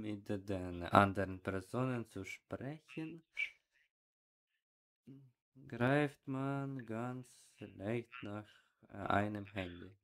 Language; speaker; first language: German; non-native, learner; Ukrainian